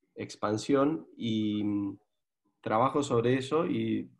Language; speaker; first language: Spanish; native; Spanish